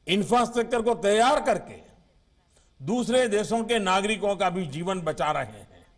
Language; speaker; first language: Hindi; native; Hindi